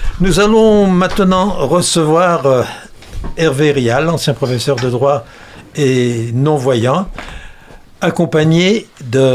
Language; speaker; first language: French; native; French